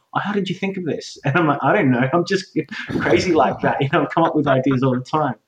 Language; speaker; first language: English; native; English